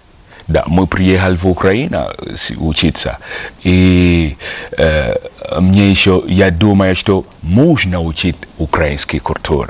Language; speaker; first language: Russian; non-native, learner; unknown